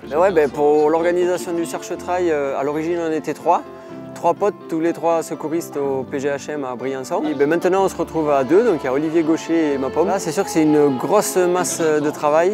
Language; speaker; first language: French; native; French